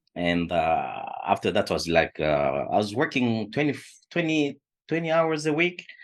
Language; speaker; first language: English; non-native, fluent; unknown